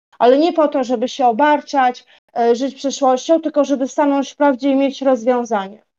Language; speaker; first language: Polish; native; Polish